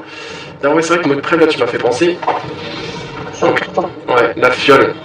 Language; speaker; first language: French; native; French